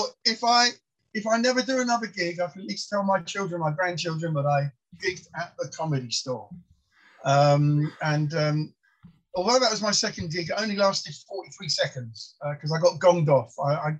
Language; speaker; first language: English; non-native, local second language; Polish